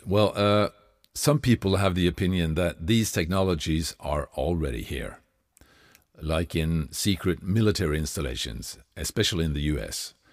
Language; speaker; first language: English; non-native, fluent; Norwegian